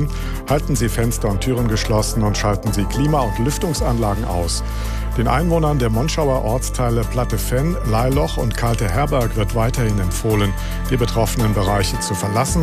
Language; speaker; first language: German; native; German